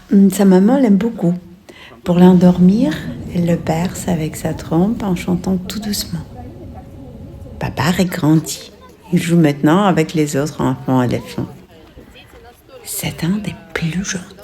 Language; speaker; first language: French; non-native, fluent; Russian